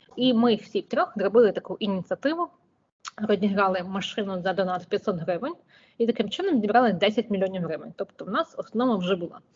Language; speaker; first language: Ukrainian; native; Ukrainian